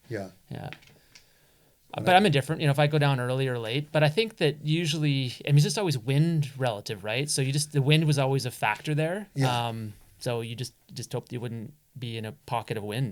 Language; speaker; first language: English; native; English